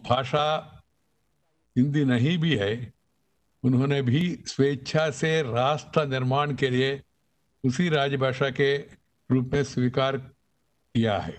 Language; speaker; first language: Hindi; non-native, local second language; Telugu